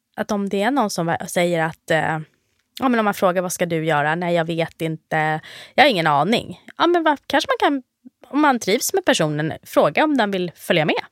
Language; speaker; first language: Swedish; native; Swedish